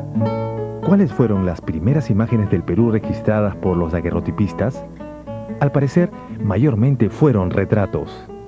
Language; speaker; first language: Spanish; native; Spanish